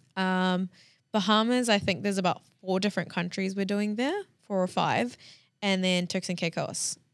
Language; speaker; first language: English; early bilingual, other home language; Hindi